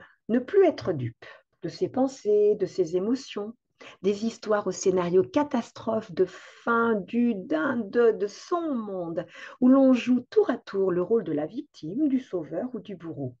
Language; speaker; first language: French; native; French